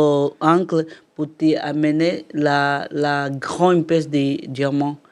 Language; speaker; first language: French; non-native, learner; Portuguese